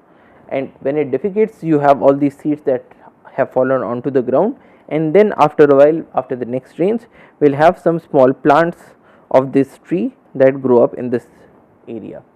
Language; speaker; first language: English; non-native, local second language; Hindi